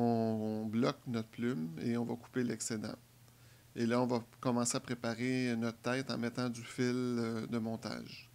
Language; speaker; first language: French; native; French